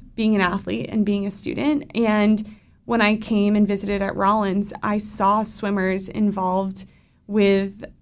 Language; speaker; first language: English; native; English